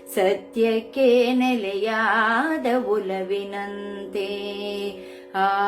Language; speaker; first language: Kannada; native; Kannada